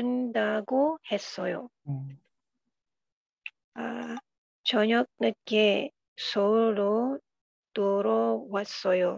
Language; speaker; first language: Korean; non-native, learner; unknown